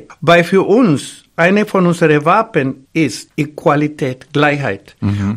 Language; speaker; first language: German; non-native, fluent; Spanish